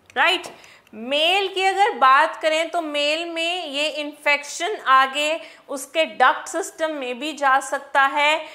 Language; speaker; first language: Hindi; non-native, local second language; Punjabi